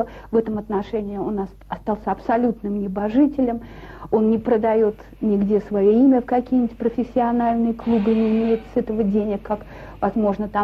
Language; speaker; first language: Russian; native; Russian